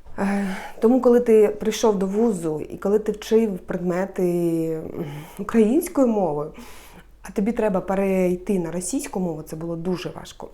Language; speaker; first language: Ukrainian; native; Ukrainian